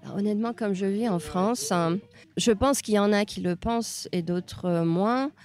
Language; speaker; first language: French; non-native, fluent; Hungarian